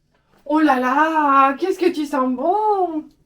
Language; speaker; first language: French; native; French